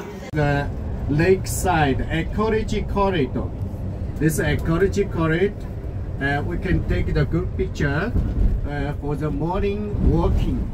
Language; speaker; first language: English; non-native, learner; Chinese